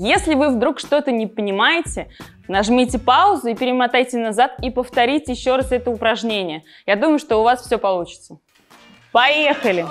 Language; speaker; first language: Russian; native; Russian